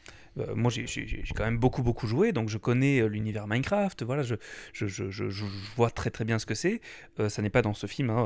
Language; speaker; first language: French; native; French